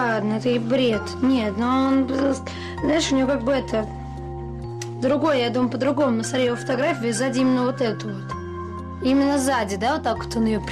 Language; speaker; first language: Russian; native; Russian